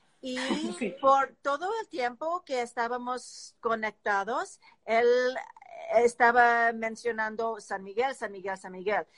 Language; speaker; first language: Spanish; non-native, learner; English